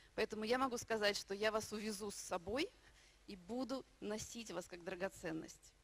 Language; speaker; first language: Russian; native; Russian